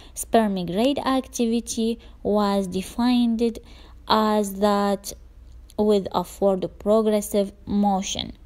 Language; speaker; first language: English; non-native, fluent; Arabic